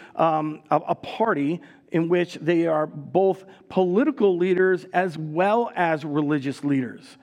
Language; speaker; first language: English; native; English